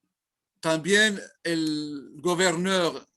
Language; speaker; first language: Spanish; non-native, learner; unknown